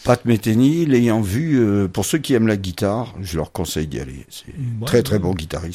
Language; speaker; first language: French; native; French